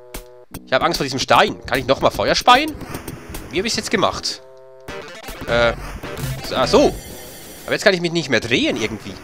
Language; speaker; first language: German; native; German